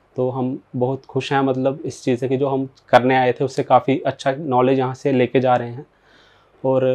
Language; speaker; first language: Hindi; native; Hindi